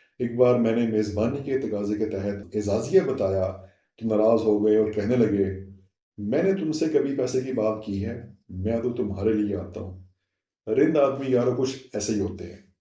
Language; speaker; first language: Urdu; non-native, local second language; Saraiki